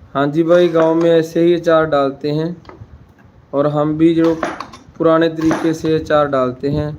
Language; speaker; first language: Hindi; non-native, local second language; Punjabi